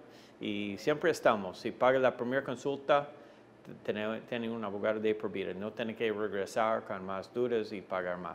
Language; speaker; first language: Spanish; non-native, fluent; English